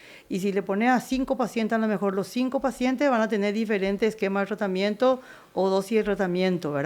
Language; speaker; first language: Spanish; native; Spanish